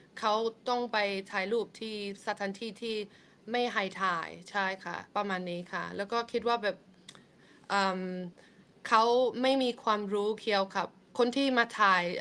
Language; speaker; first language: Thai; non-native, fluent; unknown